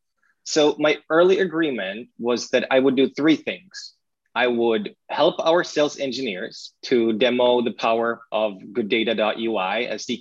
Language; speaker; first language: English; non-native, fluent; Czech